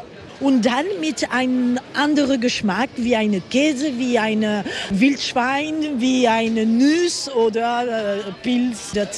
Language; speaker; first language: German; non-native, learner; French